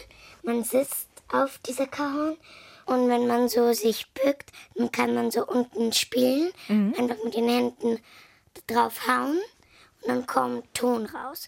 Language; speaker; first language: German; early bilingual, other home language; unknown